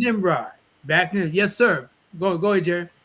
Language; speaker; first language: English; native; English